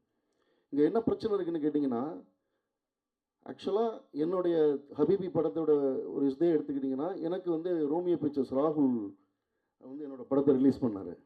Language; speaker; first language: Tamil; native; Tamil